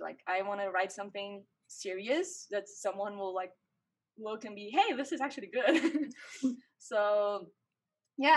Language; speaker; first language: English; non-native, fluent; Portuguese